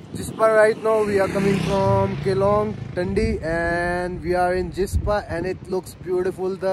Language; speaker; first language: English; non-native, local second language; Hindi